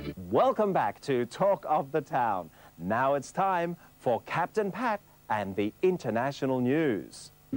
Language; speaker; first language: English; native; English